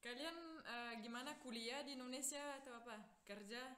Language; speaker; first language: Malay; non-native, fluent; French